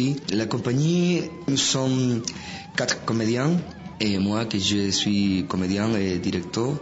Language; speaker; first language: French; non-native, fluent; Spanish